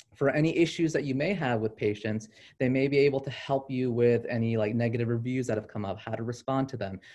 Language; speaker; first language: English; native; English